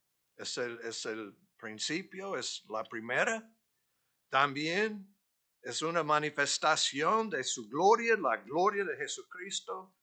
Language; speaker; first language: Spanish; non-native, fluent; English